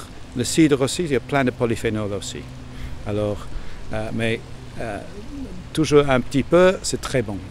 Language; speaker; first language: French; non-native, fluent; English